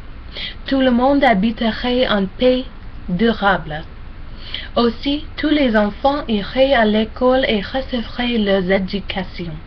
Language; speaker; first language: French; non-native, learner; English